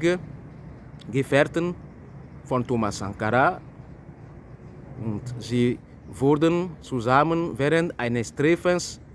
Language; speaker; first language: German; non-native, fluent; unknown